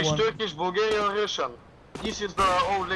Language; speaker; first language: English; non-native, learner; Bulgarian